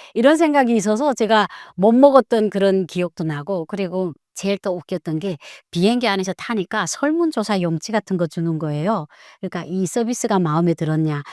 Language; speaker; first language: Korean; native; Korean